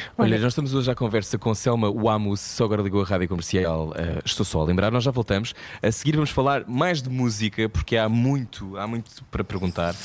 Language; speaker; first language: Portuguese; native; Portuguese